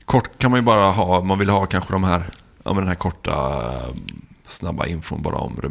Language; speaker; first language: Swedish; native; Swedish